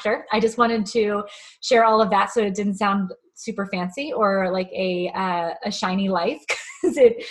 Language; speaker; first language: English; native; English